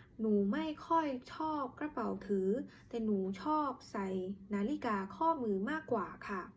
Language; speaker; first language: Thai; non-native, learner; Khmer